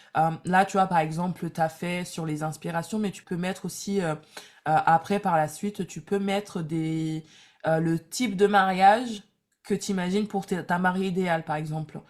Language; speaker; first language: French; native; French